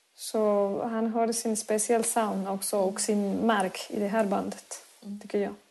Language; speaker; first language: Swedish; non-native, fluent; Spanish